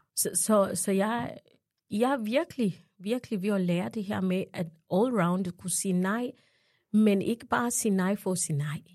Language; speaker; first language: Danish; non-native, fluent; Ganda